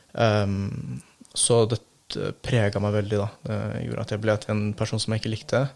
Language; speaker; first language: Norwegian; early bilingual, other home language; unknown